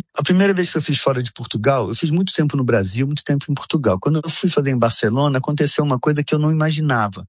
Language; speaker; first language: Portuguese; native; Portuguese